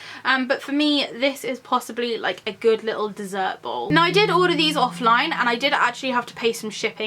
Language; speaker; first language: English; native; English